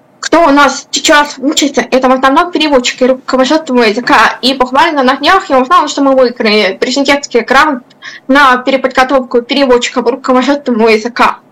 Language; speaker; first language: Russian; non-native, local second language; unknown